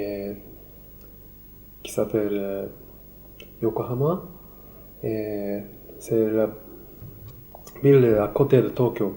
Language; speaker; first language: French; non-native, learner; Japanese